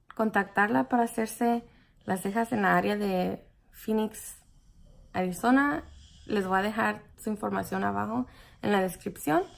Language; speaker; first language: Spanish; early bilingual, other home language; English